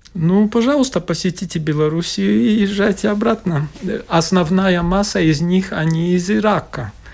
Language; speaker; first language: Russian; non-native, local second language; Latvian